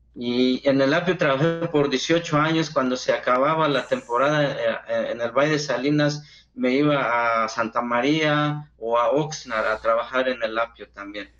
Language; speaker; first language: Spanish; non-native, local second language; Zapotec